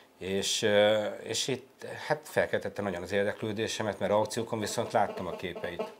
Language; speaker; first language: Hungarian; native; Hungarian